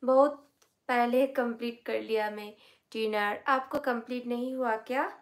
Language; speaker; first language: Hindi; non-native, local second language; Bangla